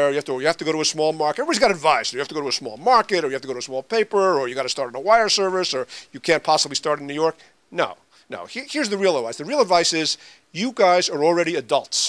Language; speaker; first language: English; native; English